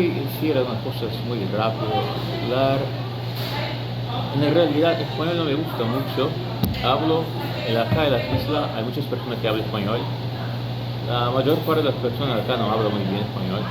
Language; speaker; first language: Spanish; non-native, fluent; Portuguese